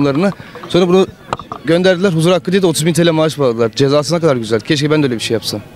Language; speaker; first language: Turkish; native; Turkish